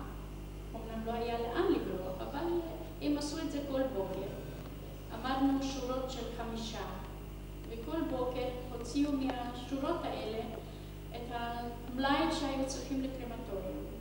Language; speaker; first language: Hebrew; non-native, fluent; Hungarian